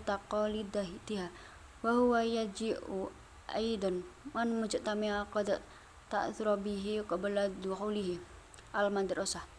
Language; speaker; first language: Arabic; non-native, learner; Indonesian